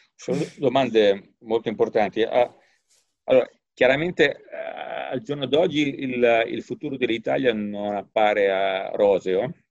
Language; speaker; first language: Italian; native; Italian